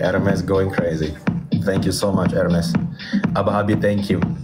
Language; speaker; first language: English; non-native, fluent; Indonesian